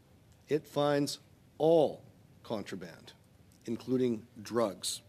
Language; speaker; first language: English; native; English